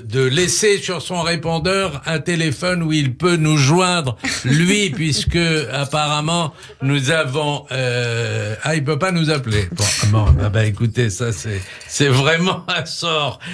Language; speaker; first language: French; native; French